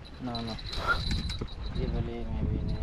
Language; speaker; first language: English; non-native, learner; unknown